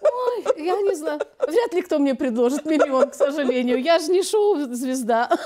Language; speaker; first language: Russian; non-native, local second language; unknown